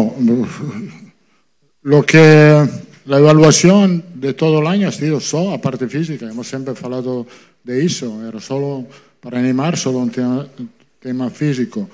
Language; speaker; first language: Portuguese; non-native, fluent; Italian